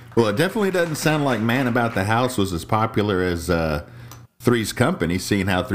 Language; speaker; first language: English; native; English